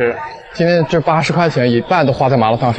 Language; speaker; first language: Chinese; native; Chinese